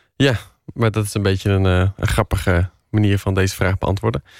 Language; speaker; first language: Dutch; native; Dutch